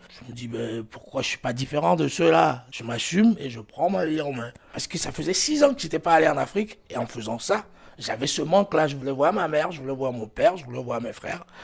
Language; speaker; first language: French; non-native, local second language; Fon